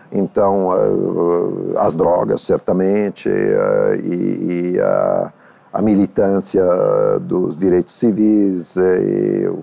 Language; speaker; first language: Portuguese; non-native, fluent; Italian